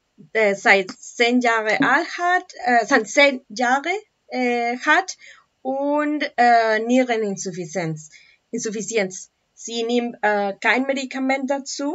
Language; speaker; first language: German; non-native, learner; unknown